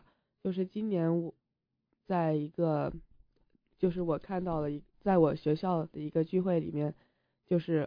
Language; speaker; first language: Chinese; early bilingual, heritage; Chinese